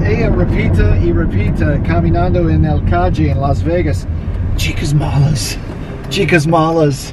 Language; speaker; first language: Spanish; non-native, learner; English